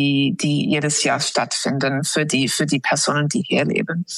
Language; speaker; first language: German; non-native, fluent; English